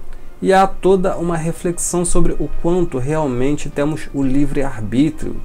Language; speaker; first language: Portuguese; native; Portuguese